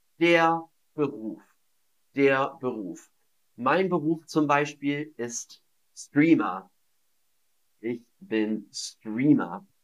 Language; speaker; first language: German; non-native, fluent; English